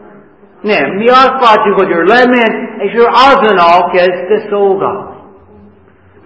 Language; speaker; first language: Hungarian; non-native, fluent; English